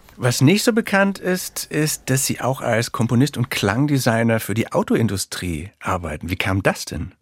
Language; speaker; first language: German; native; German